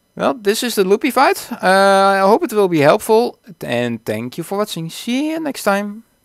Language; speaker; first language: English; non-native, fluent; Dutch